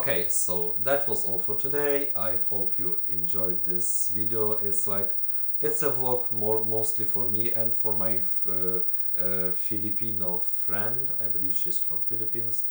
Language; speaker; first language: English; non-native, fluent; Ukrainian